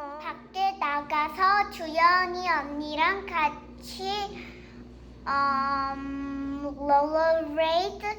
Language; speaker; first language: Korean; early bilingual, heritage; Korean